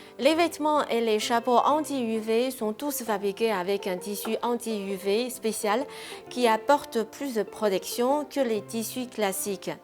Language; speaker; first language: French; non-native, fluent; Chinese